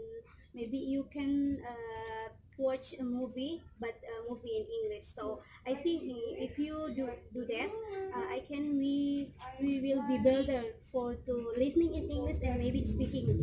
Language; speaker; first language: English; non-native, learner; Indonesian